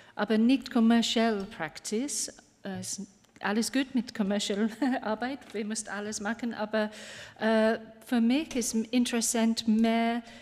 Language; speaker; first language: German; non-native, learner; English